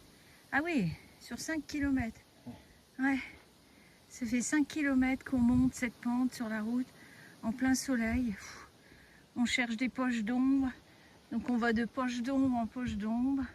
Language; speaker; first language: French; native; French